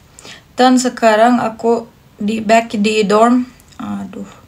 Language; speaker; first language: Indonesian; non-native, fluent; Turkish